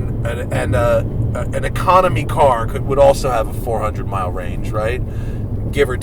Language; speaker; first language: English; native; English